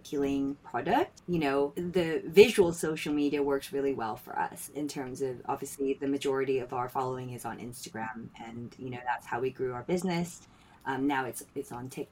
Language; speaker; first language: English; non-native, local second language; Filipino